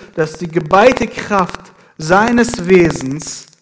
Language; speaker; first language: German; non-native, fluent; Persian